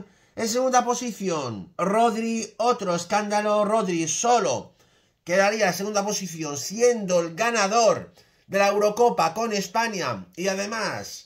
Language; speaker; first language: Spanish; native; Spanish